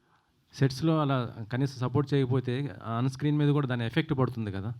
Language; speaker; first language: Telugu; native; Telugu